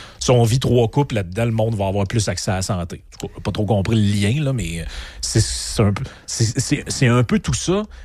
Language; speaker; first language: French; native; French